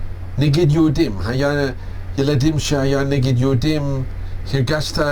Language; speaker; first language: Hebrew; non-native, fluent; English